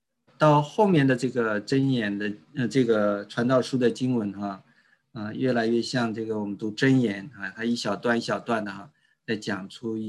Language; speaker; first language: Chinese; native; Chinese